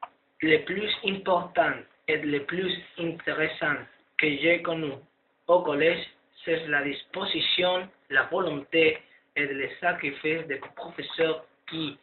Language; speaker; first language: French; non-native, learner; Spanish